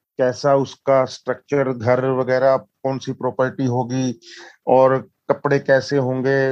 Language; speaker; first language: Hindi; native; Hindi